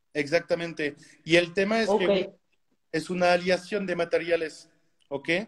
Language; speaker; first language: Spanish; non-native, fluent; French